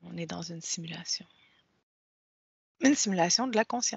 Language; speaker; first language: French; native; French